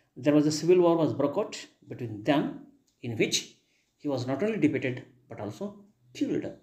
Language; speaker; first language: English; non-native, local second language; Kannada